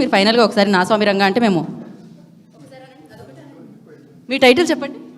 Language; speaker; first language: Telugu; native; Telugu